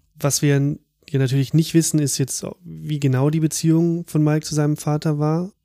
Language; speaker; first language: German; native; German